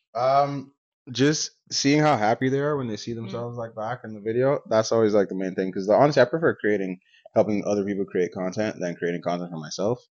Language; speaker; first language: English; non-native, local second language; Yoruba